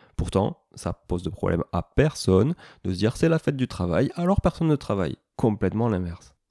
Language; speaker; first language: French; native; French